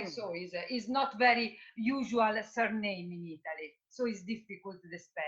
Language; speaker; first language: English; non-native, fluent; Italian